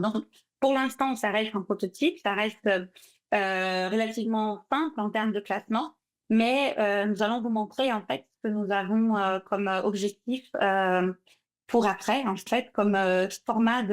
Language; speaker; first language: French; non-native, fluent; Portuguese